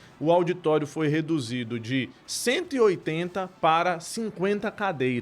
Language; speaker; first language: Portuguese; native; Portuguese